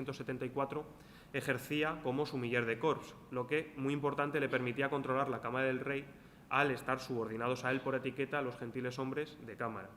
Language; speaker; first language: Spanish; native; Spanish